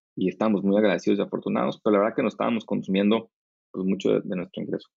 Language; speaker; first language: Spanish; native; Spanish